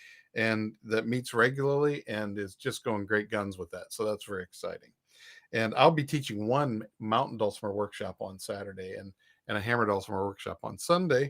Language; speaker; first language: English; native; English